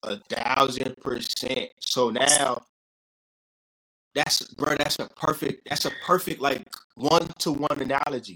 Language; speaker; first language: English; native; English